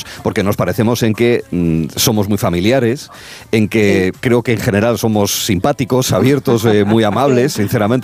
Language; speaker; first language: Spanish; native; Spanish